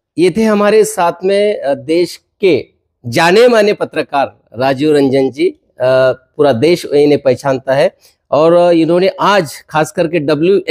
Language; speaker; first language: Hindi; non-native, local second language; Marathi